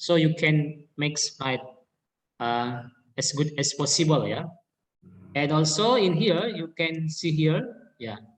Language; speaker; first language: English; non-native, learner; Indonesian